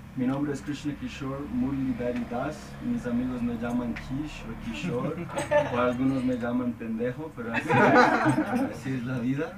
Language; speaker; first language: Spanish; non-native, learner; English